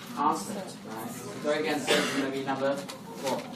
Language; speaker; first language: English; non-native, fluent; Vietnamese